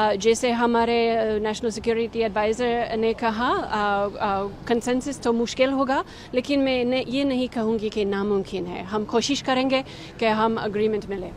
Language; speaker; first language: Hindi; non-native, fluent; English